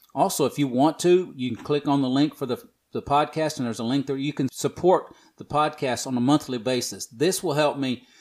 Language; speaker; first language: English; native; English